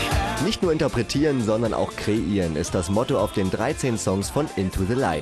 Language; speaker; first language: German; native; German